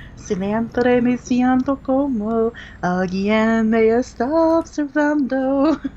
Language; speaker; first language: Spanish; non-native, fluent; English